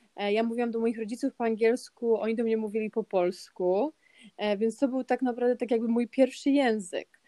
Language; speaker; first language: Polish; early bilingual, heritage; Polish